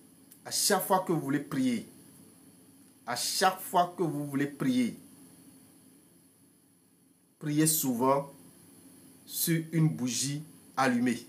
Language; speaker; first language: French; non-native, local second language; Fon